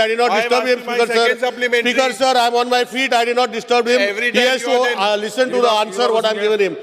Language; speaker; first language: English; non-native, local second language; Konkani